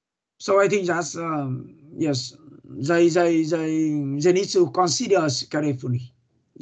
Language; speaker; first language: English; non-native, learner; Vietnamese